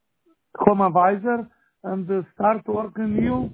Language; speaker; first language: English; non-native, learner; Romanian